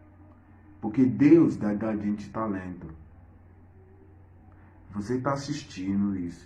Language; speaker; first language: Portuguese; non-native, fluent; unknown